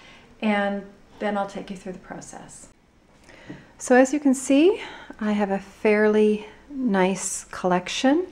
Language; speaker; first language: English; native; English